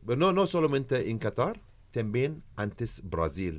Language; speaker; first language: Spanish; non-native, learner; Arabic